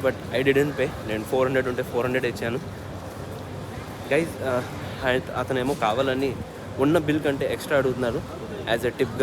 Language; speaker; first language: Telugu; native; Telugu